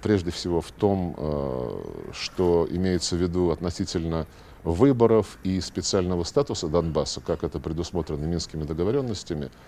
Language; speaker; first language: Russian; native; Russian